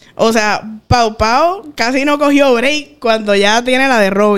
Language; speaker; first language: Spanish; native; Spanish